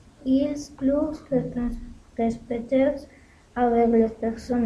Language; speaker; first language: French; non-native, learner; Spanish